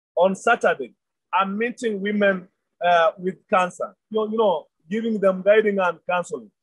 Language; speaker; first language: English; non-native, local second language; Luyia